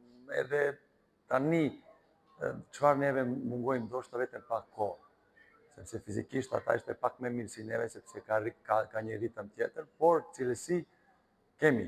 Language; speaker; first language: Albanian; non-native, learner; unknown